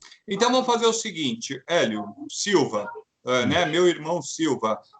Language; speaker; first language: Portuguese; native; Portuguese